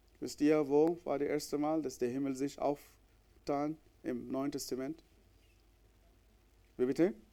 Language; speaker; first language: German; non-native, fluent; Arabic